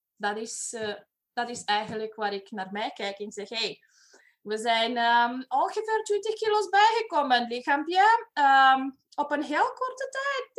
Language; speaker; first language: Dutch; non-native, fluent; Romanian